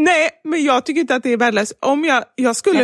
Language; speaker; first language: Swedish; native; Swedish